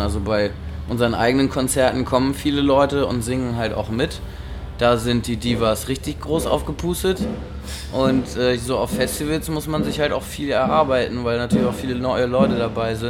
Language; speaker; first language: German; native; German